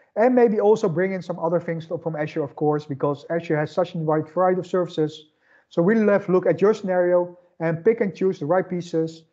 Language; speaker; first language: English; non-native, fluent; Dutch